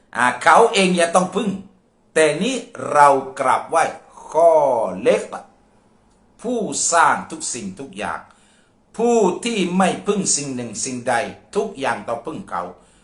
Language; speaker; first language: Thai; non-native, local second language; Malay